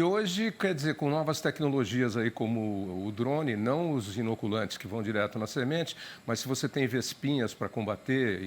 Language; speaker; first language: Portuguese; native; Portuguese